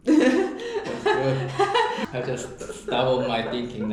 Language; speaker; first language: English; non-native, learner; Korean